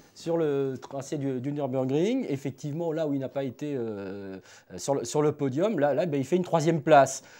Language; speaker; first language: French; native; French